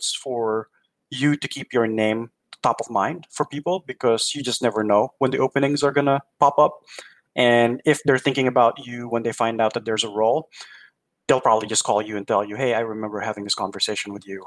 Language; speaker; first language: English; non-native, local second language; Filipino